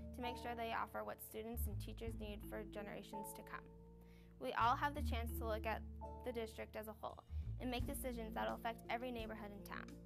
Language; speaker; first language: English; native; English